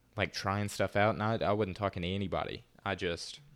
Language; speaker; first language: English; native; English